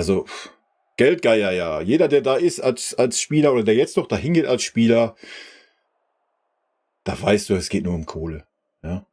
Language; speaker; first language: German; native; German